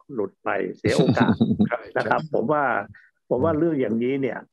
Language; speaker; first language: Thai; native; Thai